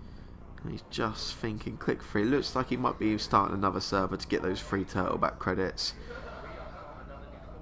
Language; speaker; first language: English; native; English